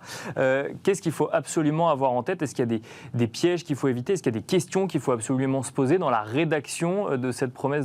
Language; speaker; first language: French; native; French